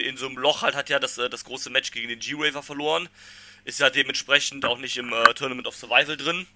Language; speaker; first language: German; native; German